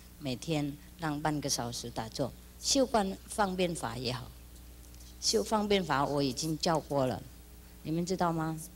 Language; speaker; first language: Chinese; non-native, fluent; Vietnamese